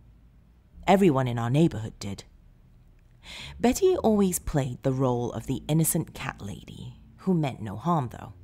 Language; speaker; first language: English; native; English